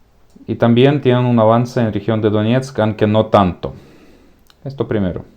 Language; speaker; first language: Spanish; non-native, fluent; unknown